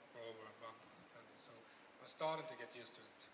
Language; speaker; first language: English; non-native, fluent; Norwegian